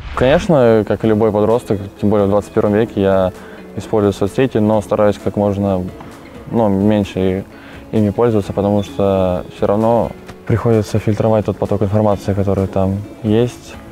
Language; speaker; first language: Russian; native; Russian